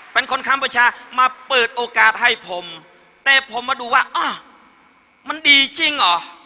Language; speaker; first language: Thai; non-native, learner; Khmer